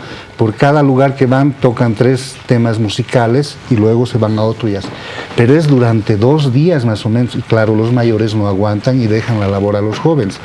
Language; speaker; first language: Spanish; native; Spanish